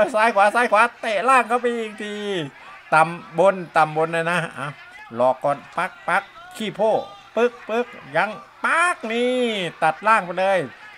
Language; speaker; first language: Thai; native; Thai